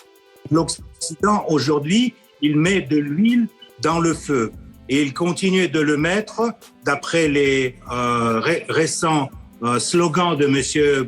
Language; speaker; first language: French; non-native, fluent; Russian